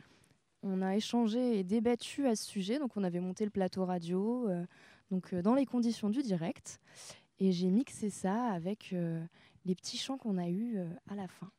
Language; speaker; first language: French; native; French